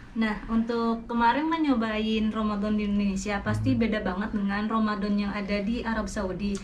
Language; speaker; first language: Indonesian; native; Indonesian